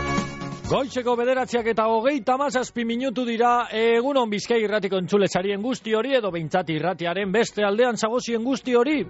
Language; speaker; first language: Basque; native; Basque